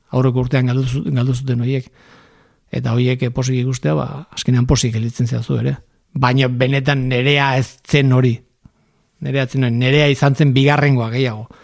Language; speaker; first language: Basque; native; Basque